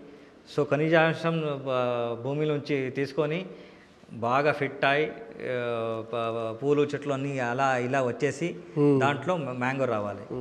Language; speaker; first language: Telugu; non-native, local second language; Kannada